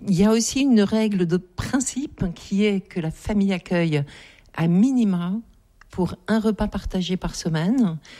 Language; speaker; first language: French; native; French